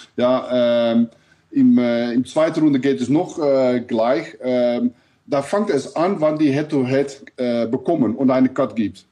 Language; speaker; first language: German; non-native, learner; Dutch